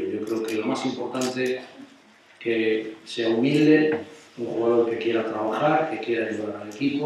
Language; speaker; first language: Spanish; native; Spanish